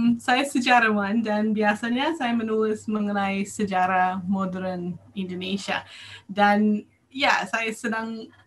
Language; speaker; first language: Indonesian; non-native, fluent; English